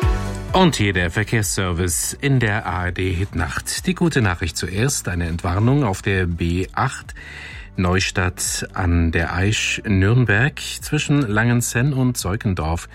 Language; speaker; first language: German; native; German